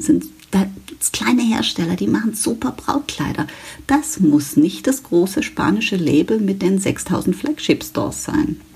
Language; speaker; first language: German; native; German